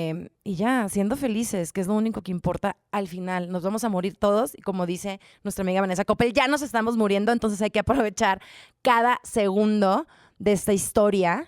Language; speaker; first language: Spanish; native; Spanish